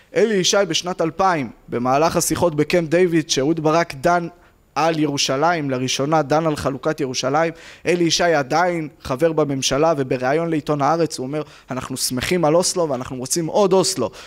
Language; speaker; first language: Hebrew; native; Hebrew